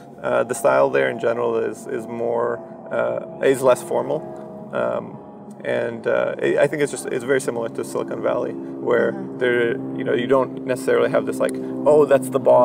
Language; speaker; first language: English; early bilingual, other home language; Russian